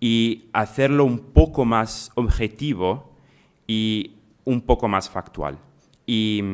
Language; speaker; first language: Spanish; non-native, fluent; Italian